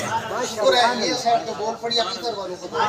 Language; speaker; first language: Urdu; native; Urdu